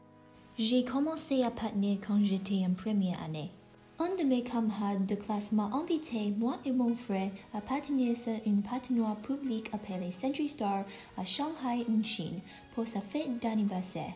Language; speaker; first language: French; non-native, learner; Chinese